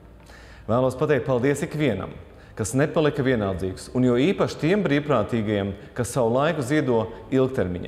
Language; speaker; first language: Latvian; native; Latvian